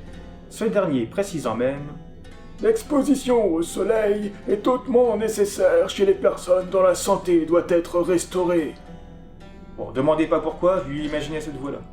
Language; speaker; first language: French; native; French